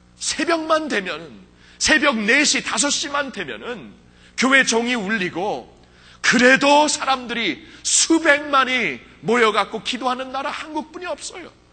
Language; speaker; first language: Korean; early bilingual, heritage; Korean